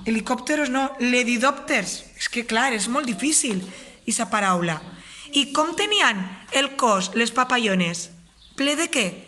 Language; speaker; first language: Catalan; native; Catalan